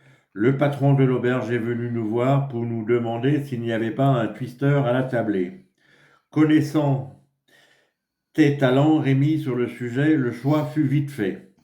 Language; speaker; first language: French; native; French